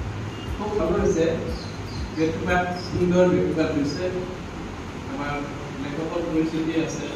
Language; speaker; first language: Bangla; non-native, learner; Assamese